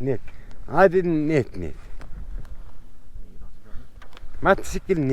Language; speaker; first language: Russian; non-native, local second language; Kyrgyz